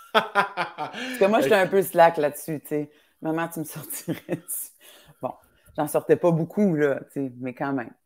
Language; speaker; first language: French; native; French